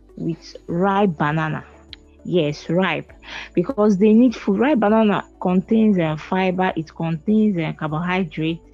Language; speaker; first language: English; non-native, local second language; Igbo